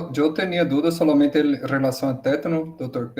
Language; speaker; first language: Spanish; native; Spanish